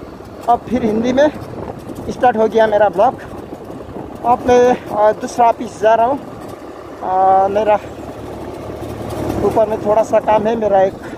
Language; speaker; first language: Hindi; non-native, learner; Nepali